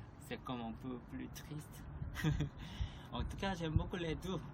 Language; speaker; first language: French; non-native, learner; Korean